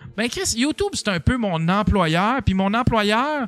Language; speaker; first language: French; native; French